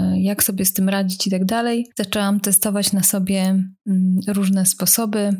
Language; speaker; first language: Polish; native; Polish